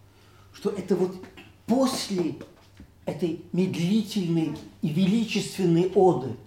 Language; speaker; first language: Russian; early bilingual, heritage; Russian